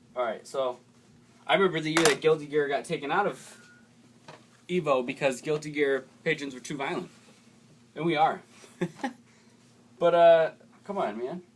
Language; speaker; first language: English; native; English